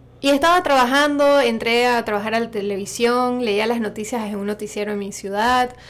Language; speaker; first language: Spanish; native; Spanish